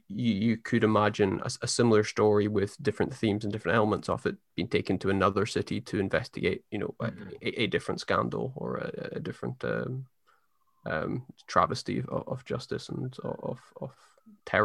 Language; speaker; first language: English; native; English